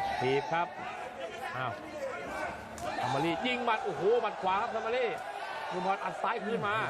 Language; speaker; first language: Thai; native; Thai